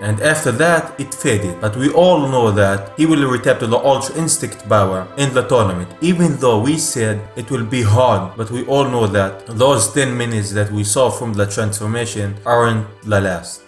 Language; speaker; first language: English; non-native, fluent; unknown